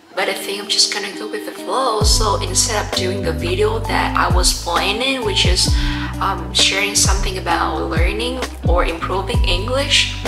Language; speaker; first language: English; non-native, fluent; Vietnamese